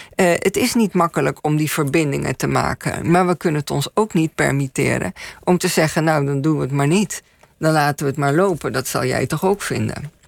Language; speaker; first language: Dutch; native; Dutch